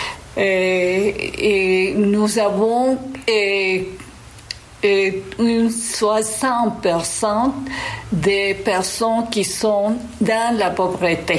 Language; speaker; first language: French; non-native, fluent; Spanish